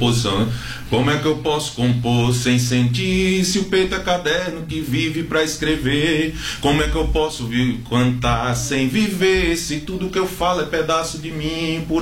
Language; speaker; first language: Portuguese; native; Portuguese